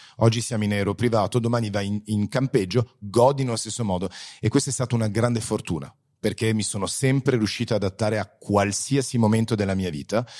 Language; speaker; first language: Italian; early bilingual, heritage; Italian